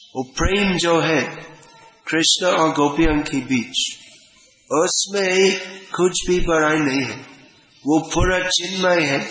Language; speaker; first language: Hindi; non-native, fluent; English